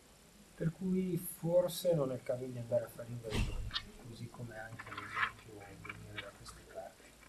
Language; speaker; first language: Italian; native; Italian